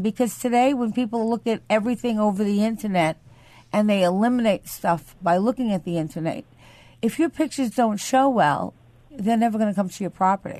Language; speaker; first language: English; native; English